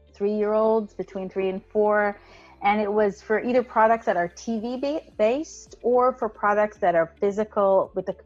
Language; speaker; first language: English; non-native, fluent; Hebrew